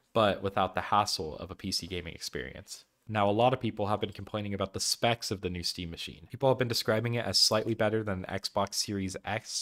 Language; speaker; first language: English; native; English